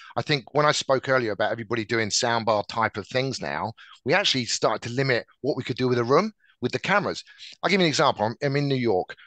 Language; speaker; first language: English; native; English